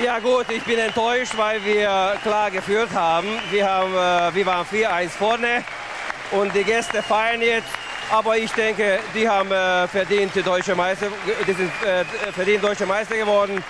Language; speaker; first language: German; non-native, fluent; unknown